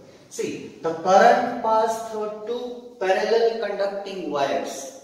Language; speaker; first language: English; non-native, local second language; Hindi